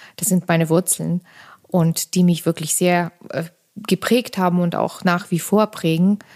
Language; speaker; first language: German; non-native, fluent; Armenian